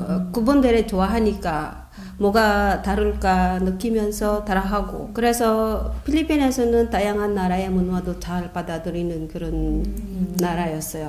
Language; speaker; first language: Korean; non-native, fluent; Filipino